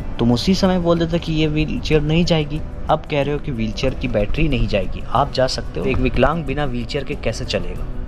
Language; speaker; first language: Hindi; native; Hindi